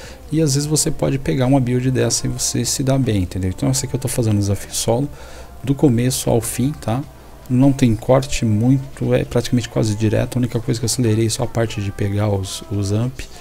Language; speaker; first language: Portuguese; native; Portuguese